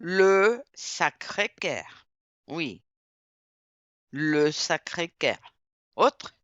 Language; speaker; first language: French; non-native, fluent; Portuguese